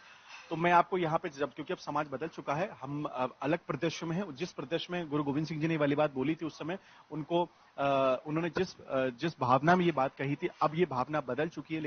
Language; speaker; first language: Hindi; native; Hindi